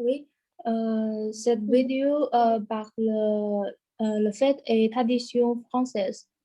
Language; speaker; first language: French; non-native, learner; Chinese